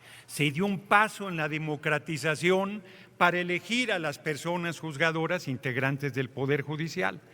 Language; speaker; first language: Spanish; native; Spanish